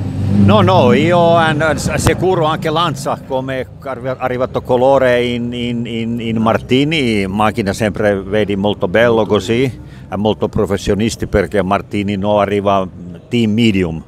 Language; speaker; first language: Italian; non-native, learner; Finnish